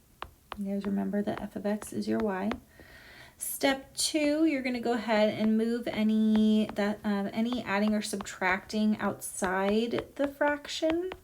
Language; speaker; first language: English; native; English